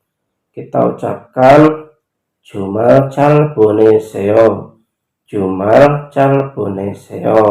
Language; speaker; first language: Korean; non-native, fluent; Indonesian